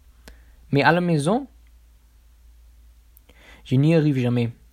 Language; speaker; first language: French; non-native, learner; German